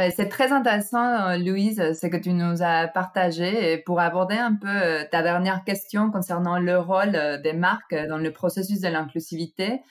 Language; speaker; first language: French; non-native, fluent; Spanish